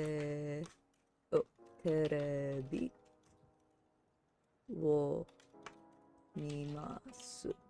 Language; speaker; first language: Japanese; non-native, learner; English